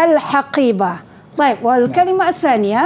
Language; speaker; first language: Arabic; non-native, fluent; Malay